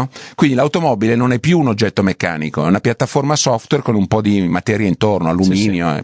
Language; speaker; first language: Italian; native; Italian